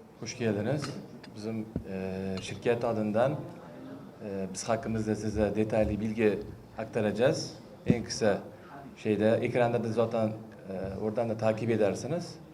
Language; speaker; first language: Turkish; non-native, learner; Uzbek